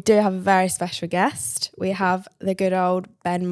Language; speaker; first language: English; native; English